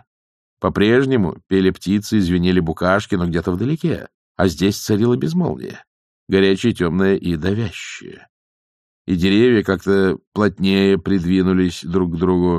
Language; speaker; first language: Russian; native; Russian